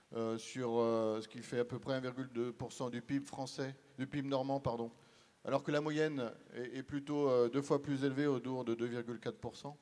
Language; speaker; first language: French; native; French